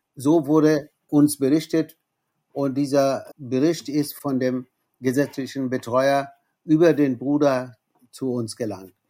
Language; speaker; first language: German; non-native, fluent; Bangla